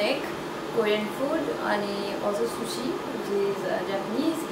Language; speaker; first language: English; non-native, fluent; Nepali